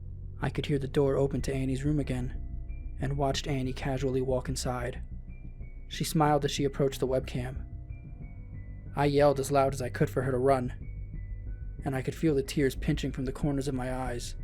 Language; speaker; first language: English; native; English